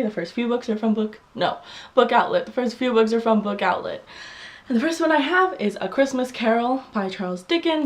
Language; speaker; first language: English; native; English